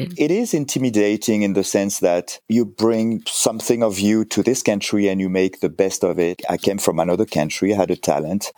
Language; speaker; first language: English; non-native, fluent; French